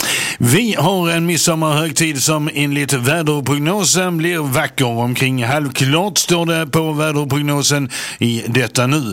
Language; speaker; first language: Swedish; native; Swedish